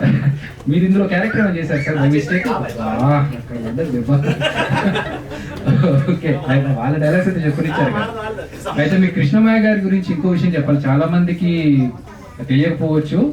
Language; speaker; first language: Telugu; native; Telugu